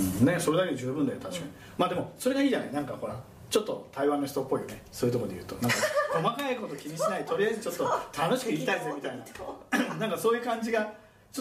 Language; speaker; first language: Japanese; native; Japanese